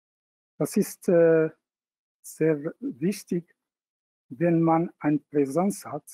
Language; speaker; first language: German; non-native, fluent; Arabic